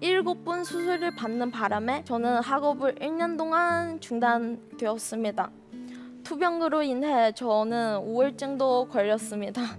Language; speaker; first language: Korean; non-native, fluent; Chinese